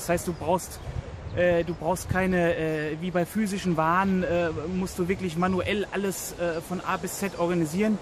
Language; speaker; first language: German; native; German